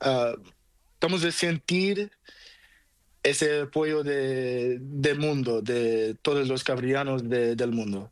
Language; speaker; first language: Spanish; non-native, learner; Portuguese